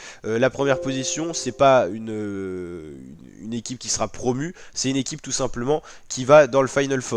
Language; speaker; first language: French; native; French